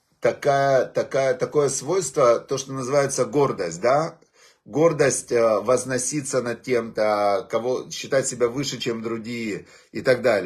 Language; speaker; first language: Russian; native; Russian